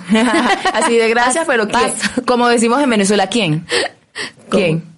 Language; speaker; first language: Spanish; native; Spanish